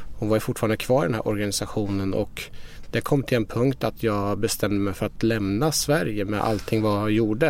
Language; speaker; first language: Swedish; early bilingual, other home language; Persian